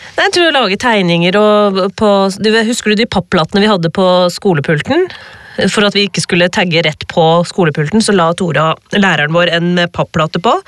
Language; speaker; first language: Norwegian; early bilingual, other home language; Urdu